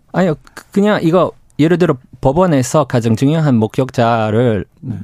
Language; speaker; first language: Korean; non-native, fluent; English